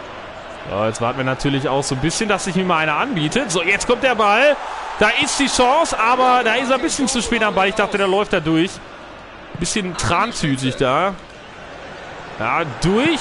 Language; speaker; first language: German; native; German